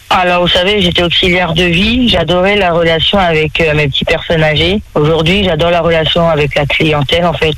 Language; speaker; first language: French; native; French